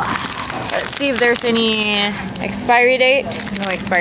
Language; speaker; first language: English; non-native, fluent; Indonesian